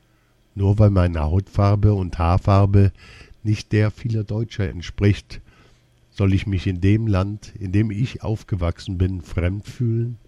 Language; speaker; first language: German; early bilingual, other home language; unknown